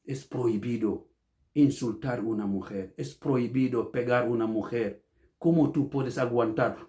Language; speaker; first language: Spanish; non-native, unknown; Fula